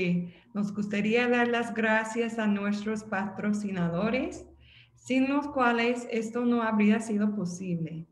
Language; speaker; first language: Spanish; non-native, fluent; English